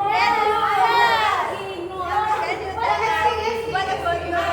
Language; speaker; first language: English; non-native, learner; Indonesian